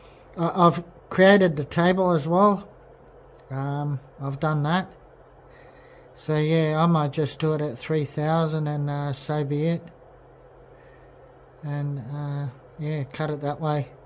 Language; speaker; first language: English; native; English